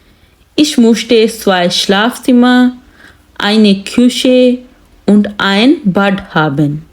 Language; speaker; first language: German; non-native, learner; Urdu